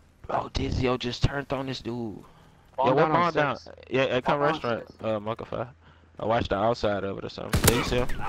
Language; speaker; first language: English; native; English